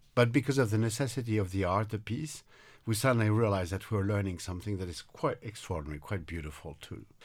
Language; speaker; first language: English; non-native, fluent; French